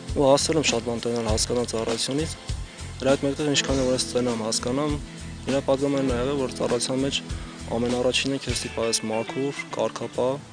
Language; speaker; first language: Armenian; non-native, local second language; Kurdish